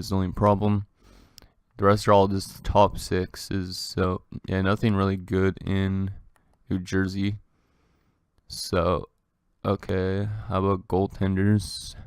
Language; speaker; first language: English; native; English